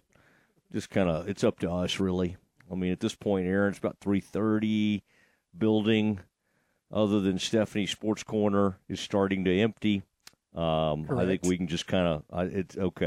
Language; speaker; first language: English; native; English